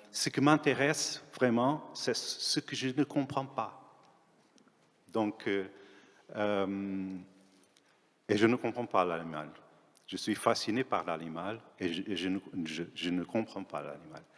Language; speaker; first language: French; non-native, fluent; Portuguese